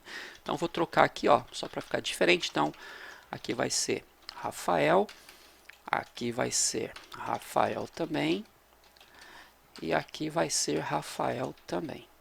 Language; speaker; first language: Portuguese; native; Portuguese